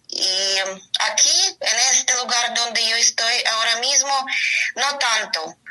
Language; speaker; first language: Spanish; non-native, learner; Ukrainian